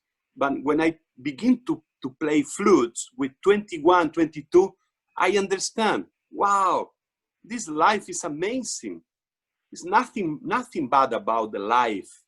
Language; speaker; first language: English; non-native, learner; Portuguese